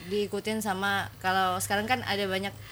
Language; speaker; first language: Indonesian; native; Indonesian